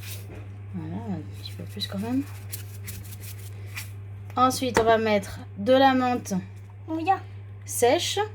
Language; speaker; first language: French; native; French